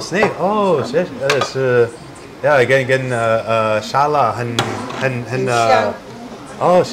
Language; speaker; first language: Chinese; non-native, learner; English